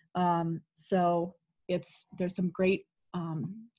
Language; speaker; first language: English; native; English